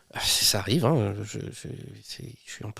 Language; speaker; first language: French; native; French